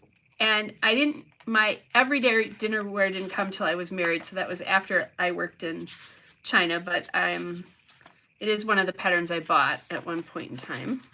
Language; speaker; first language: English; native; English